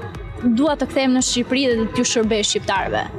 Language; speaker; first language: Albanian; native; Albanian